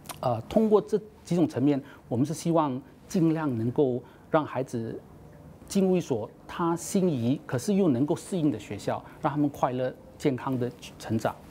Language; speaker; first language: Chinese; native; Chinese